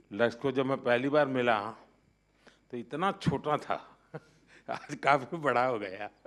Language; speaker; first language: Hindi; non-native, local second language; Gujarati